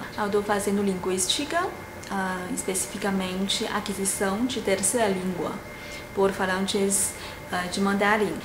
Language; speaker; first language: Portuguese; non-native, fluent; Chinese